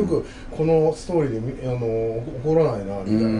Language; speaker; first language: Japanese; native; Japanese